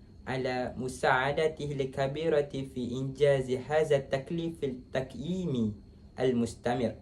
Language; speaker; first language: Arabic; non-native, learner; Malay